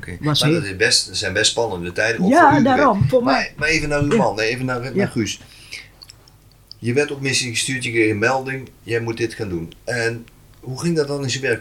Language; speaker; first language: Dutch; native; Dutch